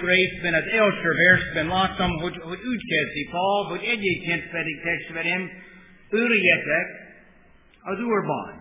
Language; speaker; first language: Hungarian; non-native, fluent; English